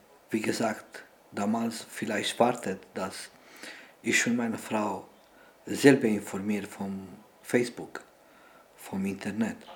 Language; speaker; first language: German; non-native, learner; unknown